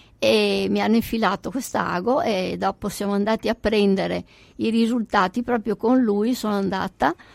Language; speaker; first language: Italian; native; Italian